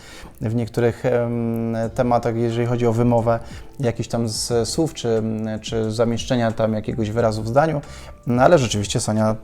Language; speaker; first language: Polish; native; Polish